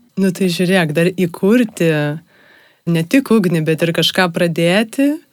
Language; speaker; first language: Lithuanian; native; Lithuanian